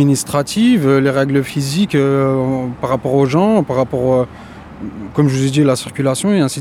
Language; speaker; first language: French; native; French